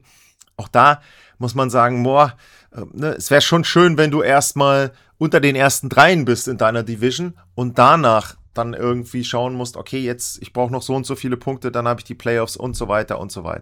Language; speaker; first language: German; native; German